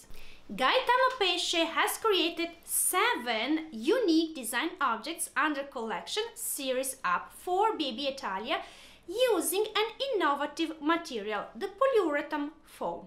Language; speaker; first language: English; non-native, fluent; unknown